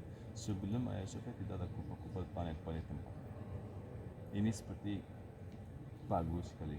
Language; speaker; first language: Indonesian; non-native, learner; Turkish